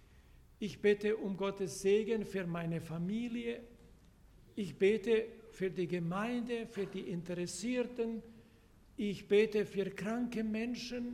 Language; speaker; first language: German; non-native, fluent; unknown